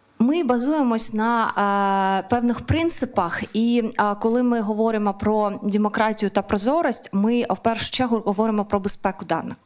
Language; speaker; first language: Ukrainian; non-native, local second language; Russian